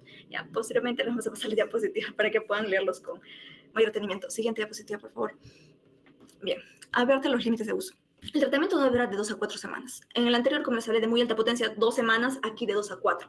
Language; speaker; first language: Spanish; native; Spanish